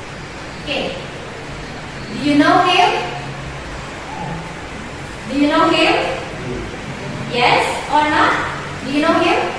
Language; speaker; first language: English; non-native, fluent; Indonesian